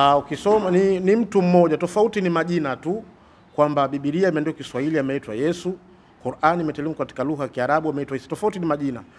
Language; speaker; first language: Swahili; native; Swahili